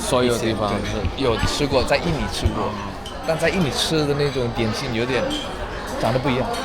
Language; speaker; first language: Chinese; non-native, fluent; Indonesian